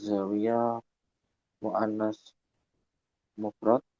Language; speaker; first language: Arabic; non-native, learner; Indonesian